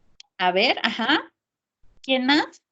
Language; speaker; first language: Spanish; native; Spanish